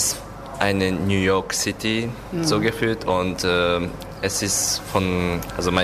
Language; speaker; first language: German; non-native, learner; Japanese